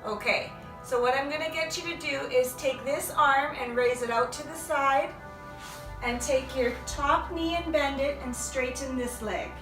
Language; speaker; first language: English; native; English